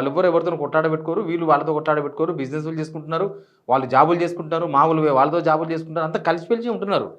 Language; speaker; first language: Telugu; native; Telugu